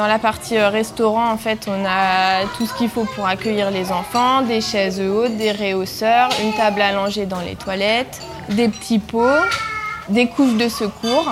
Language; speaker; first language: French; native; French